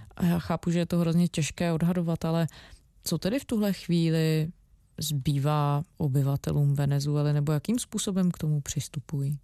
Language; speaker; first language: Czech; native; Czech